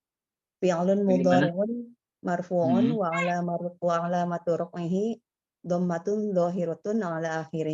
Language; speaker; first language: Arabic; non-native, learner; Indonesian